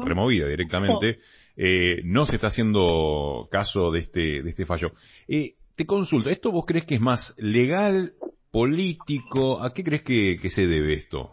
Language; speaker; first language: Spanish; native; Spanish